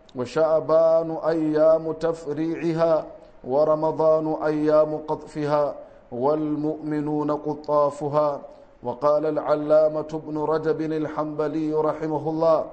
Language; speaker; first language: Arabic; non-native, fluent; Hausa